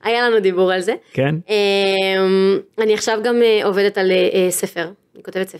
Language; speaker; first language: Hebrew; native; Hebrew